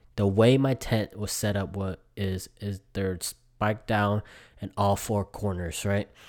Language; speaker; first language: English; early bilingual, other home language; Vietnamese